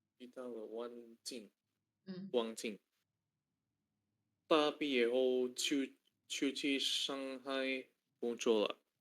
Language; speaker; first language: Chinese; non-native, learner; Indonesian